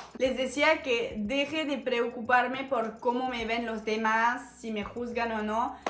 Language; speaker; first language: Spanish; non-native, fluent; French